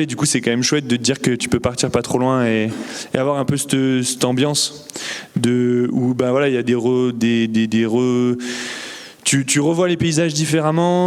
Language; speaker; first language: French; native; French